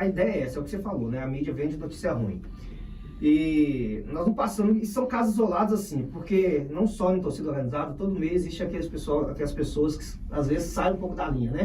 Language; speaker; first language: Portuguese; native; Portuguese